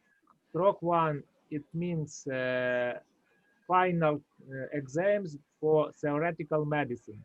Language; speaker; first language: English; non-native, learner; Ukrainian